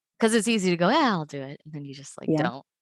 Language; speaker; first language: English; native; English